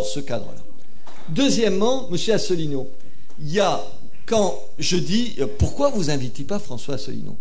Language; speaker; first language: French; native; French